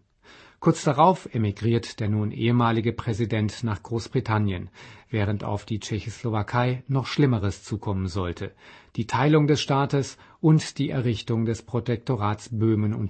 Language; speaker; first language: German; native; German